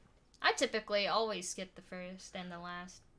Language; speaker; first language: English; native; English